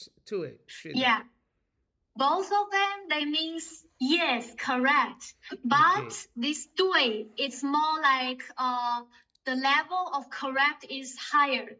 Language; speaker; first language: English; non-native, fluent; Chinese